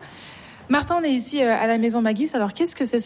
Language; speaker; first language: French; native; French